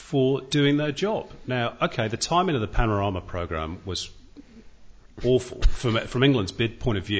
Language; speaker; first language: English; native; English